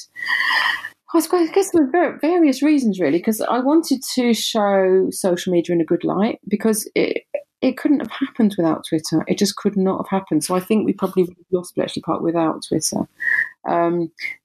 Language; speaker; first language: English; native; English